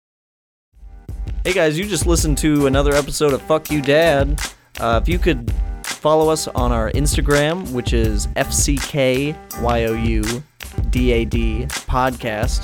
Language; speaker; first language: English; native; English